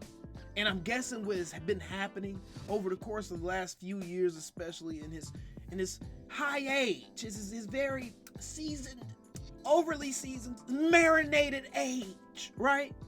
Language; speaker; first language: English; native; English